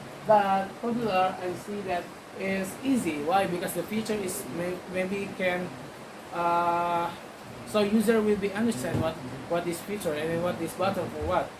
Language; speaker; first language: English; non-native, learner; Indonesian